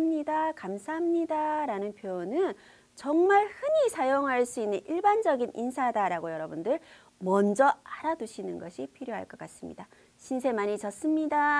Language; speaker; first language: Korean; native; Korean